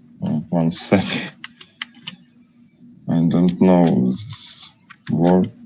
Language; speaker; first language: English; non-native, learner; Russian